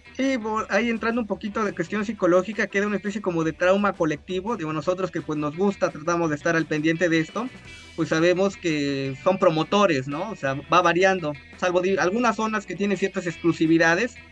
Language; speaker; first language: Spanish; native; Spanish